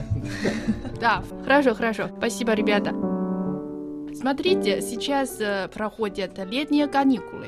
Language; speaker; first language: Russian; non-native, fluent; Chinese